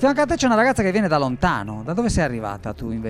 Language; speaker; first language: Italian; native; Italian